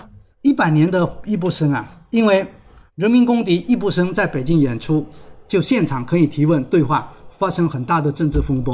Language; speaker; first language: Chinese; native; Chinese